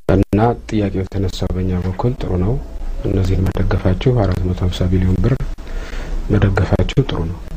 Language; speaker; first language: Amharic; non-native, local second language; Tigrinya